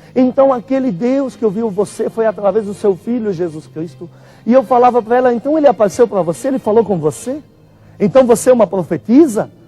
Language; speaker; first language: Portuguese; non-native, fluent; Arabic